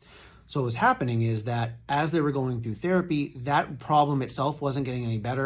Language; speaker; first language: English; native; English